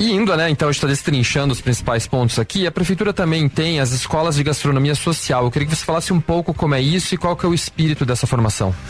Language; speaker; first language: Portuguese; native; Portuguese